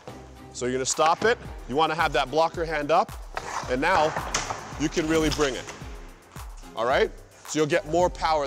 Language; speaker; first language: English; native; English